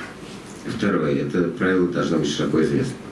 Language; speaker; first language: Russian; native; Russian